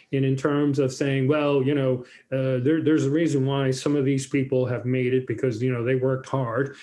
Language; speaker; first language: English; native; English